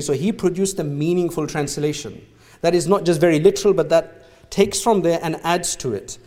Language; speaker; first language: English; native; English